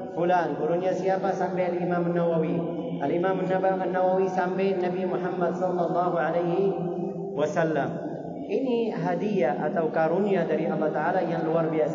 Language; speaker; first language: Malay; non-native, learner; Arabic